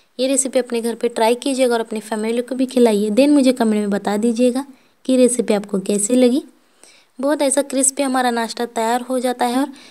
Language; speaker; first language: Hindi; non-native, local second language; Marathi